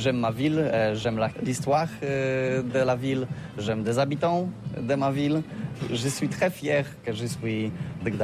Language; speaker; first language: French; non-native, learner; Polish